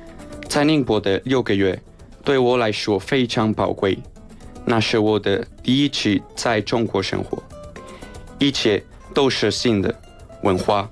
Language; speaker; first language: Chinese; non-native, learner; Spanish